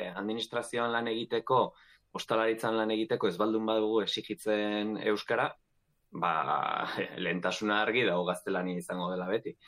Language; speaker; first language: Basque; native; Basque